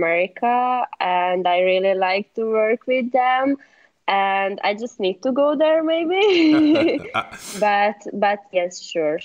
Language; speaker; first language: English; non-native, learner; Hungarian